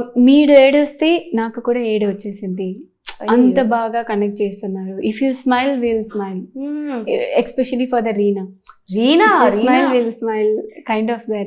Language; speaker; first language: Telugu; non-native, learner; Tamil